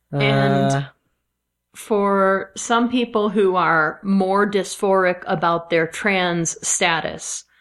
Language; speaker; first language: English; native; English